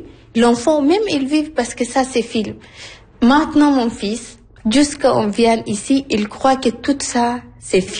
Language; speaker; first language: French; non-native, learner; Arabic